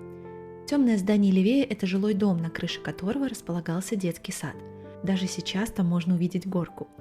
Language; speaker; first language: Russian; native; Russian